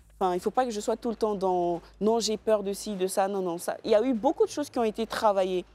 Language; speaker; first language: French; native; French